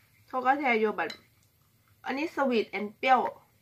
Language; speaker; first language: Korean; non-native, learner; Thai